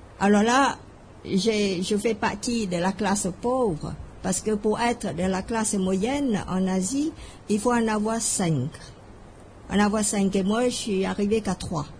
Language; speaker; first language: French; non-native, fluent; Khmer